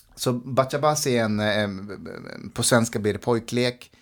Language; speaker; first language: Swedish; early bilingual, other home language; Persian